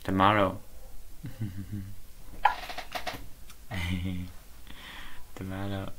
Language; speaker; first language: Chinese; native; Chinese